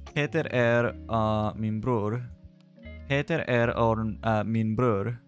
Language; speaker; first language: Swedish; non-native, learner; English